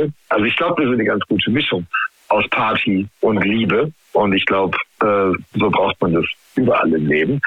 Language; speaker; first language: German; native; German